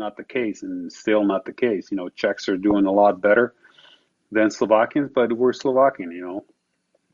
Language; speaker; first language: English; non-native, fluent; Slovak